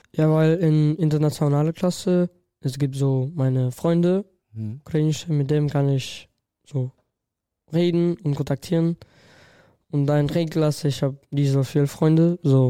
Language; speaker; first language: German; non-native, learner; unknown